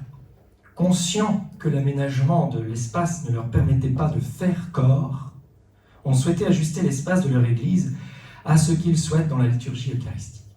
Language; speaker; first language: French; native; French